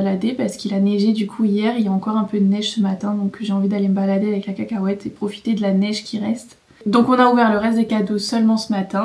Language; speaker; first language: French; native; French